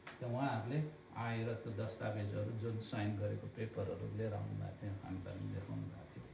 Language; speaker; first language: Nepali; non-native, local second language; Eastern Tamang